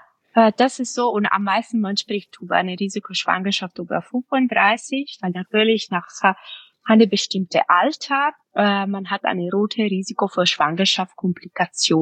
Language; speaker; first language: German; non-native, fluent; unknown